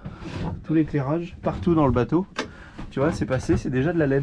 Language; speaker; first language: French; native; French